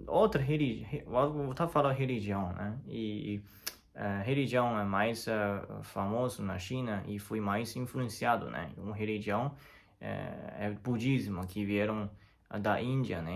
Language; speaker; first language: Portuguese; non-native, learner; Chinese